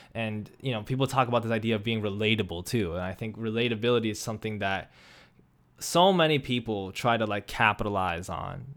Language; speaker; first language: English; native; English